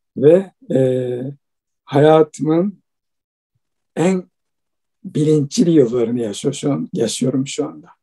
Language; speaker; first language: Turkish; non-native, fluent; Japanese